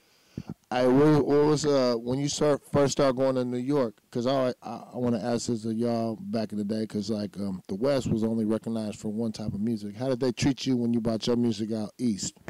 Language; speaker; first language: English; native; English